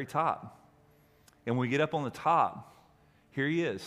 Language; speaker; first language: English; native; English